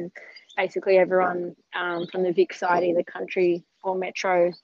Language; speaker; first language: English; native; English